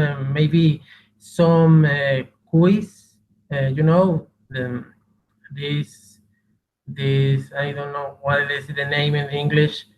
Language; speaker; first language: English; non-native, learner; Spanish